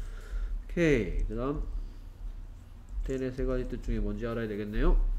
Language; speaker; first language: Korean; native; Korean